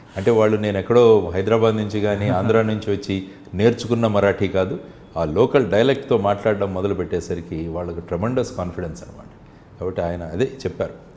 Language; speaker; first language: Telugu; native; Telugu